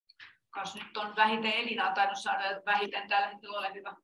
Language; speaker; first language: Finnish; native; Finnish